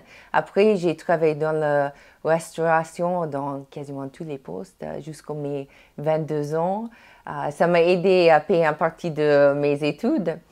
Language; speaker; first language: French; non-native, fluent; English